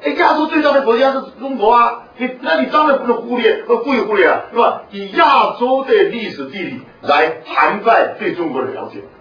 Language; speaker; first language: Chinese; non-native, local second language; Hakka Chinese